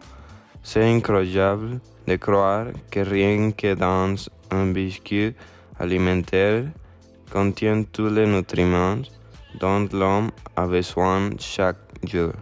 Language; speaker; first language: French; non-native, learner; Spanish